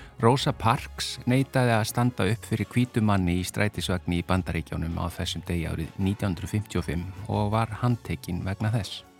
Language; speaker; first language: Icelandic; native; Icelandic